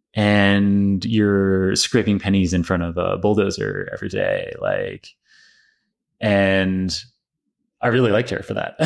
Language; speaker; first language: English; native; English